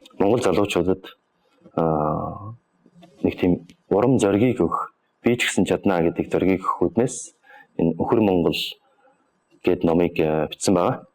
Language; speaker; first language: Mongolian; native; Mongolian